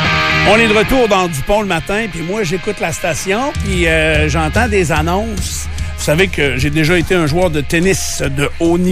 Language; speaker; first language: French; native; French